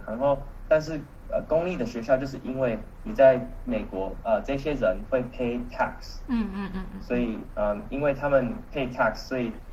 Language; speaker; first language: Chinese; early bilingual, heritage; Chinese